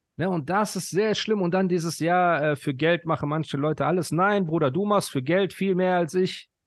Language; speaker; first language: German; early bilingual, other home language; Persian